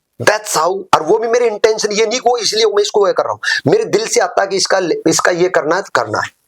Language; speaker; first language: Hindi; native; Hindi